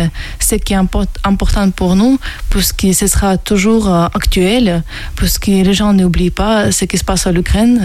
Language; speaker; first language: French; non-native, fluent; Ukrainian